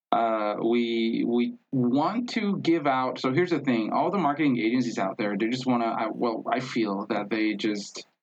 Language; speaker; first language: English; non-native, fluent; Spanish